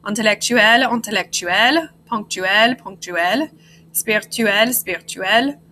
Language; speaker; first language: French; non-native, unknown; English